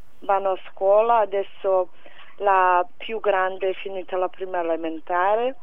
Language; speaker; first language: Italian; non-native, fluent; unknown